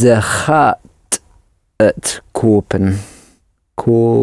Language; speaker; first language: Dutch; non-native, learner; English